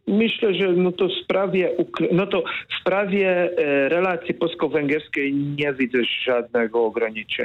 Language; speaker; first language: Polish; non-native, fluent; Hungarian